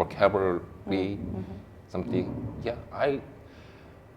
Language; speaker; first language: English; non-native, learner; Korean